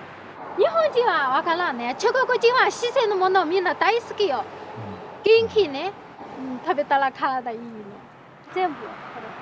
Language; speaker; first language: Japanese; non-native, learner; Chinese